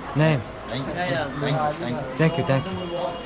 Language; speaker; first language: Hindi; non-native, learner; Korean